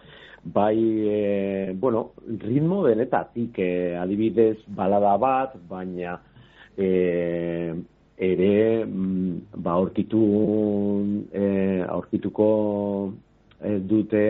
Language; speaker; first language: Basque; non-native, local second language; Spanish